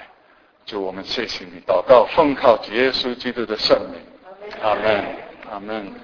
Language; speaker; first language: Chinese; non-native, fluent; English